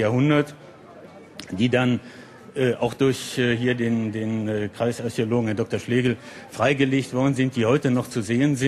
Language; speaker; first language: German; native; German